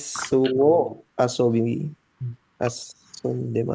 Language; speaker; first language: Japanese; non-native, learner; Filipino